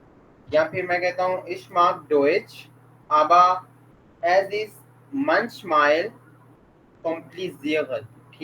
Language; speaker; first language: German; non-native, fluent; Urdu